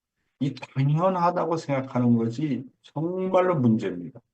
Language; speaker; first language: Korean; native; Korean